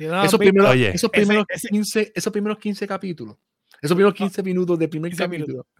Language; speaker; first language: Spanish; native; Spanish